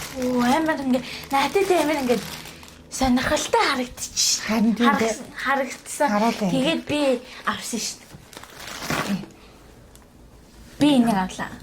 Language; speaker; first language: Mongolian; early bilingual, heritage; Mongolian